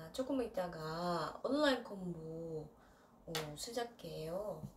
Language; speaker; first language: Korean; non-native, learner; Russian